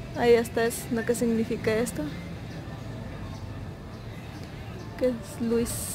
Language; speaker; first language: Spanish; native; Spanish